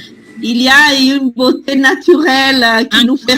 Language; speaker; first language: French; non-native, fluent; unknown